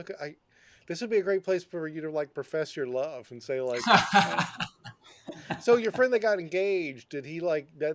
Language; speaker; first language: English; native; English